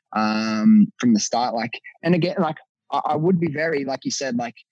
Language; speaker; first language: English; native; English